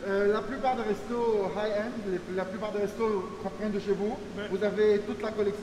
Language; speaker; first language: French; non-native, local second language; Arabic